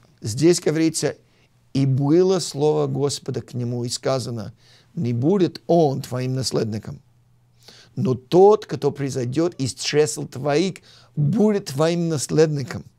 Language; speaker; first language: Russian; non-native, fluent; English